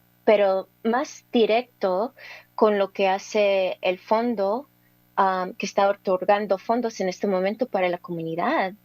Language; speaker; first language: Spanish; early bilingual, heritage; English